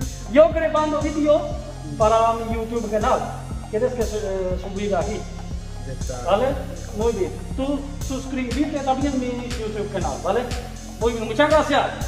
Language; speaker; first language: Spanish; non-native, learner; Urdu